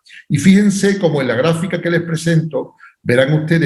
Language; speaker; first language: Spanish; native; Spanish